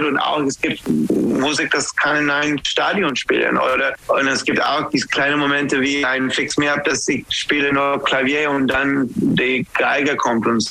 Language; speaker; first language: German; non-native, fluent; English